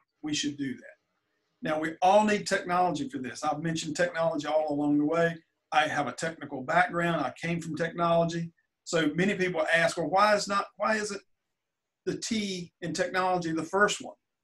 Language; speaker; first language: English; native; English